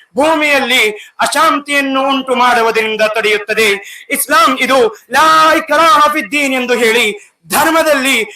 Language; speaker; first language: Kannada; non-native, local second language; Urdu